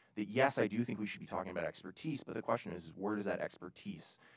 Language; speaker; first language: English; native; English